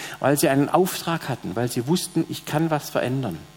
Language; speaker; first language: German; native; German